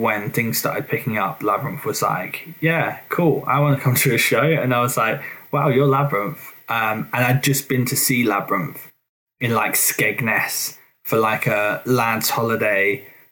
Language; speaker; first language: English; native; English